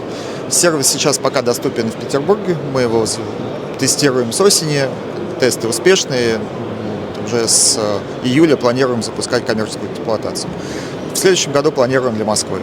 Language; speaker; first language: Russian; native; Russian